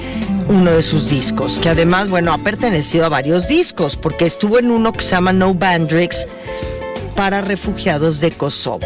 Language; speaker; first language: Spanish; native; Spanish